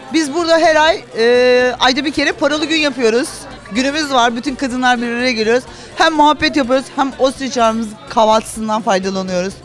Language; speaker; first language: Turkish; native; Turkish